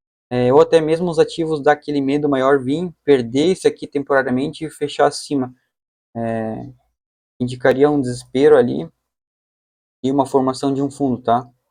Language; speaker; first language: Portuguese; native; Portuguese